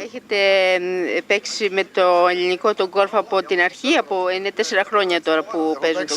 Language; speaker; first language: Greek; early bilingual, heritage; Greek